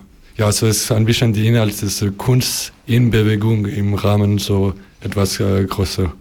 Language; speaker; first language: German; non-native, learner; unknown